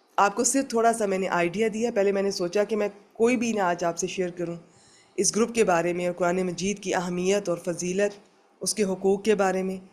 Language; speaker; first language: Urdu; native; Urdu